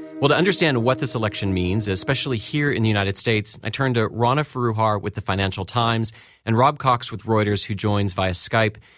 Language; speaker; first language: English; native; English